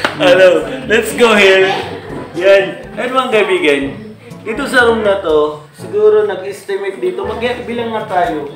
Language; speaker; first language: Filipino; non-native, local second language; Cebuano